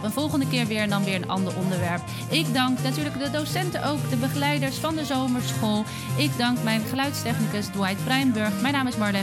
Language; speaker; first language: Dutch; native; Dutch